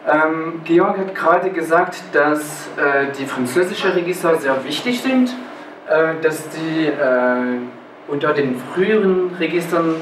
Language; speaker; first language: German; non-native, fluent; French